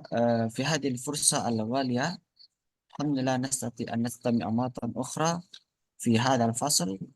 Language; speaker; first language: Arabic; non-native, fluent; Indonesian